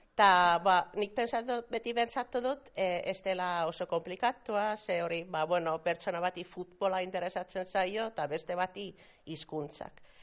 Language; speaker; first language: Basque; non-native, fluent; Finnish